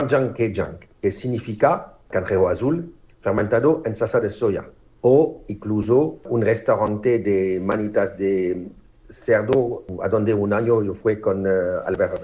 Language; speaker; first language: Spanish; non-native, learner; French